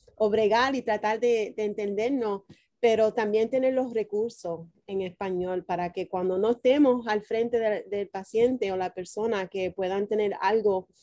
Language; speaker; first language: Spanish; early bilingual, heritage; Spanish